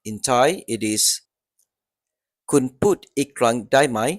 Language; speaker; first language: Thai; non-native, learner; English